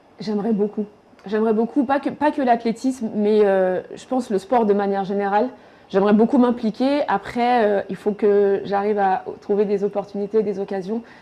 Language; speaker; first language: French; early bilingual, other home language; Bambara